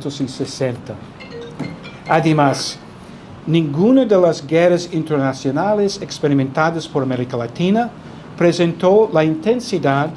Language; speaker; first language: Spanish; non-native, fluent; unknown